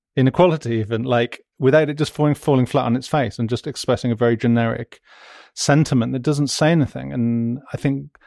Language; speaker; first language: English; native; English